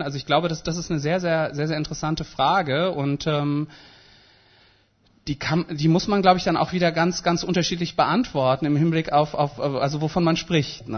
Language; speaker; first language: German; native; German